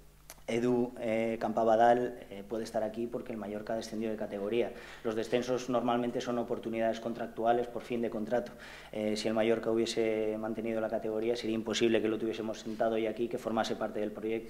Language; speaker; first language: Spanish; native; Spanish